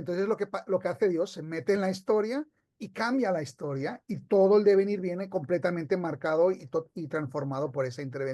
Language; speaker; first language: Spanish; native; Spanish